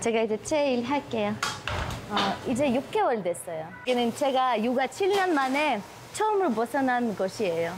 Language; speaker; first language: Korean; non-native, learner; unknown